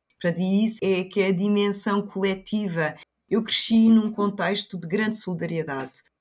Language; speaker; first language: Portuguese; early bilingual, other home language; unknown